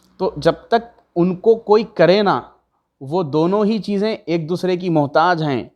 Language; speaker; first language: Urdu; native; Urdu